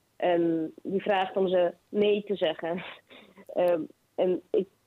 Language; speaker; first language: Dutch; non-native, fluent; Ukrainian